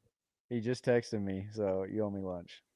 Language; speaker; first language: English; native; English